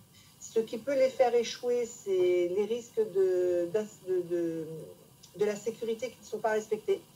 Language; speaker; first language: French; native; French